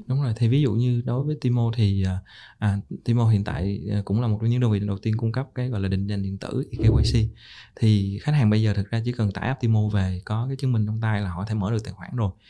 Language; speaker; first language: Vietnamese; native; Vietnamese